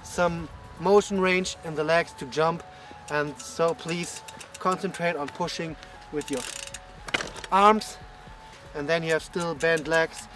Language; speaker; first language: English; non-native, fluent; German